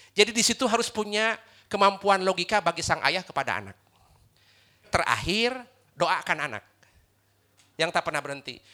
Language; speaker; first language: Indonesian; non-native, local second language; Sundanese